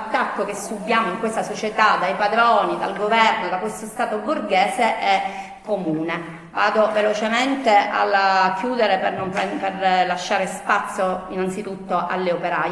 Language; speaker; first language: Italian; native; Italian